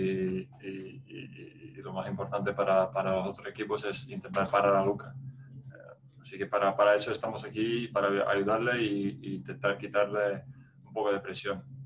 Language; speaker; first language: Spanish; early bilingual, other home language; Latvian